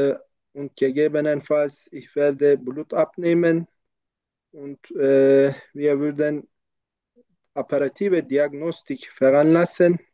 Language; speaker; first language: German; non-native, learner; Turkish